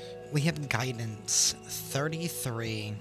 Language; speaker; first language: English; native; English